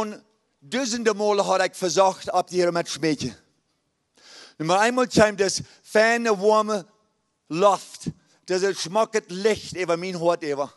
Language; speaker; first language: German; early bilingual, heritage; Plautdietsch